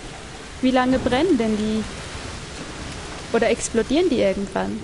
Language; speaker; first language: German; native; German